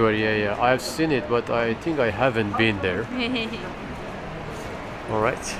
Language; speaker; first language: English; non-native, fluent; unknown